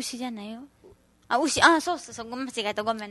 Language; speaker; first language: Japanese; non-native, learner; Nepali